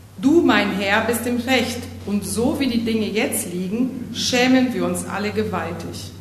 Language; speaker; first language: German; native; German